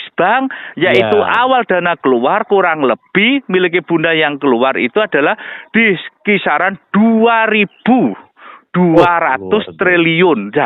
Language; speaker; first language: Indonesian; non-native, local second language; Javanese